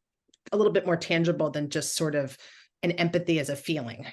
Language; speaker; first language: English; native; English